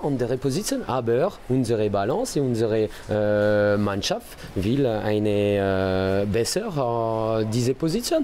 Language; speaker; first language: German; non-native, learner; French